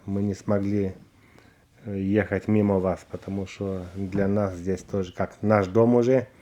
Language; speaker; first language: Russian; non-native, local second language; Romanian